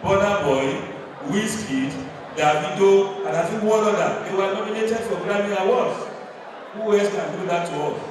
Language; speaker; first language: English; non-native, local second language; Yoruba